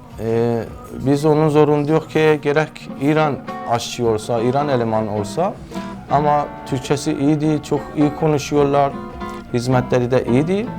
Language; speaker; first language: Turkish; non-native, learner; Persian